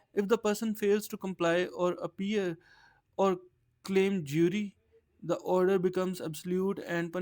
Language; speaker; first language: English; non-native, local second language; Urdu